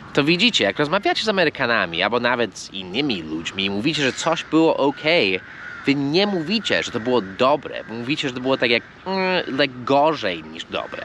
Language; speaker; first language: Polish; non-native, fluent; English